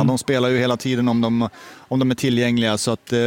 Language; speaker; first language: Swedish; native; Swedish